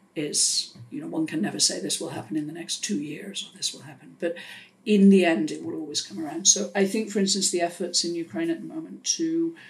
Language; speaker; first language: English; native; English